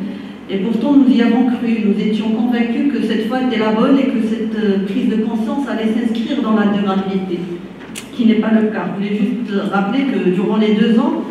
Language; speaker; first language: French; non-native, local second language; Arabic